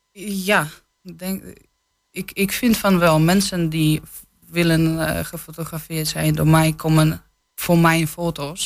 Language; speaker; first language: Dutch; non-native, fluent; Polish